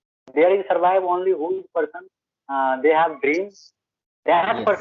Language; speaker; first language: English; non-native, learner; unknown